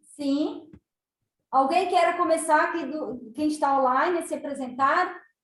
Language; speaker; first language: Portuguese; native; Portuguese